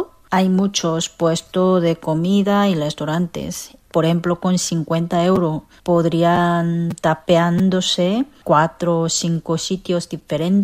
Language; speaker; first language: Spanish; non-native, fluent; Korean